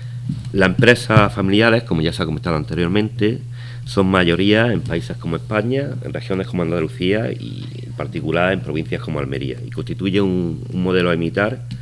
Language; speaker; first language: Spanish; native; Spanish